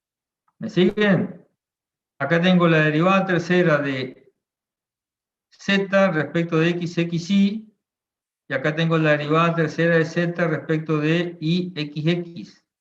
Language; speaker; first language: Spanish; native; Spanish